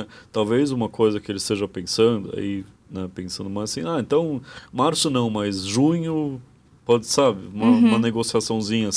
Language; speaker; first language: Portuguese; native; Portuguese